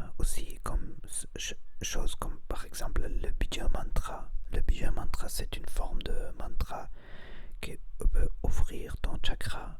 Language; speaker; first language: French; non-native, learner; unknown